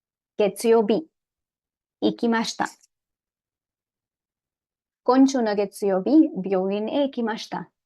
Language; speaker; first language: Japanese; non-native, learner; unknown